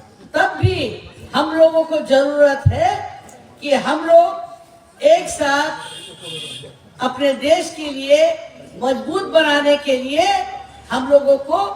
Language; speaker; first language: Hindi; non-native, local second language; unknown